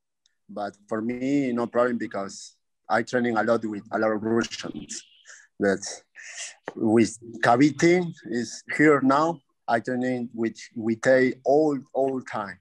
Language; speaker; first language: English; non-native, learner; Spanish